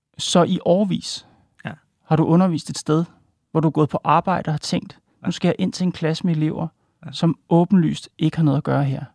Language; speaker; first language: Danish; native; Danish